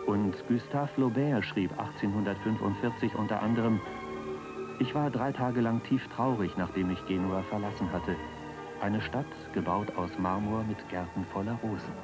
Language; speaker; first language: German; native; German